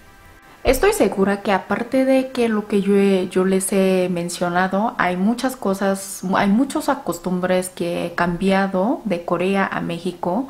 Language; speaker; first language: Spanish; non-native, fluent; Korean